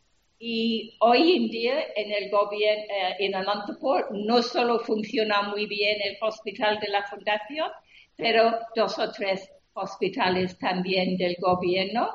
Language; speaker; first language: Spanish; non-native, fluent; English